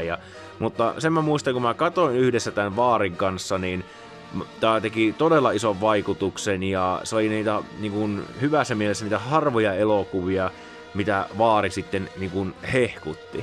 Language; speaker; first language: Finnish; native; Finnish